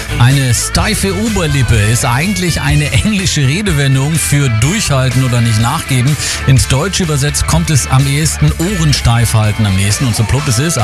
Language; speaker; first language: German; native; German